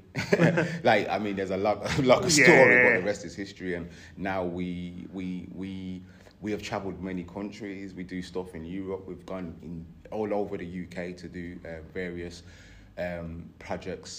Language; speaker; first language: English; native; English